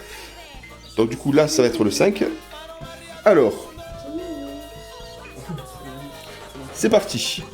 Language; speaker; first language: French; native; French